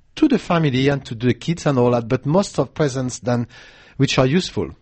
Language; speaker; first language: English; non-native, fluent; French